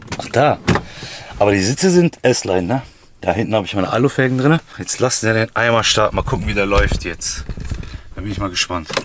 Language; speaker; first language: German; early bilingual, other home language; Turkish